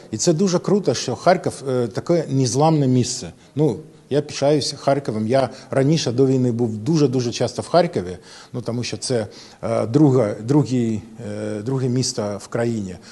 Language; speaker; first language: Ukrainian; non-native, local second language; Russian